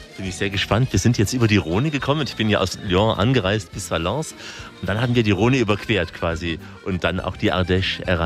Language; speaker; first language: German; native; German